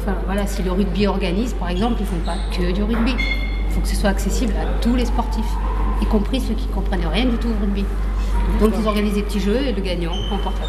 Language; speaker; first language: French; native; French